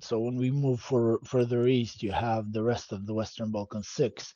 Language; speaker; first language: English; non-native, fluent; Bosnian